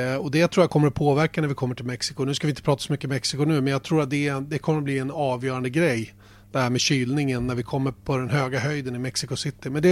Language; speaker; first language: Swedish; native; Swedish